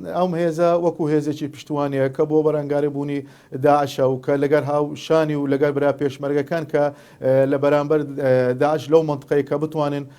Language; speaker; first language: Central Kurdish; non-native, local second language; Azerbaijani